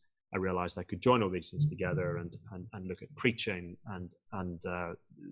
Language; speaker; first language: English; native; English